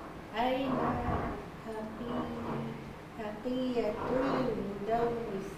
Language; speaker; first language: Arabic; non-native, learner; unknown